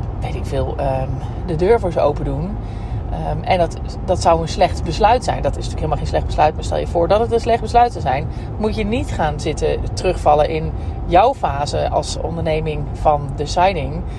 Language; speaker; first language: Dutch; native; Dutch